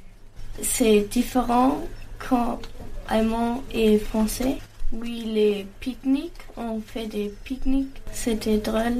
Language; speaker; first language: French; non-native, learner; German